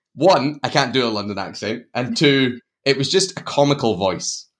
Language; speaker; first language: English; native; English